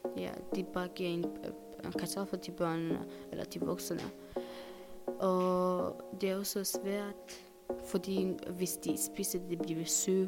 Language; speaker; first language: Danish; non-native, learner; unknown